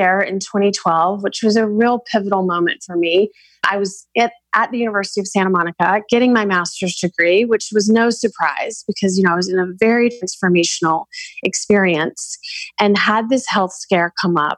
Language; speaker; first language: English; native; English